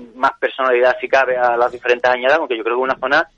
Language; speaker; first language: Spanish; native; Spanish